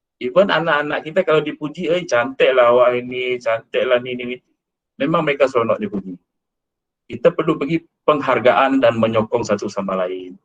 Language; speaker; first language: Malay; non-native, local second language; Iban